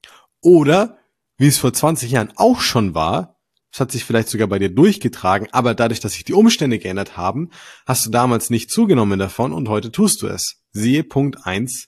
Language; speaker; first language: German; native; German